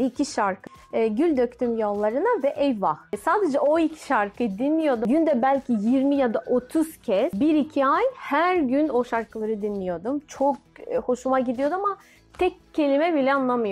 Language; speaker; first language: Turkish; non-native, fluent; Russian